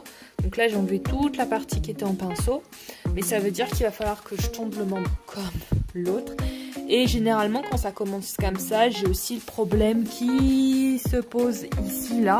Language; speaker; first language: French; native; French